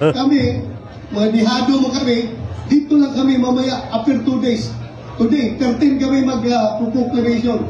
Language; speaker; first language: Filipino; non-native, local second language; Cebuano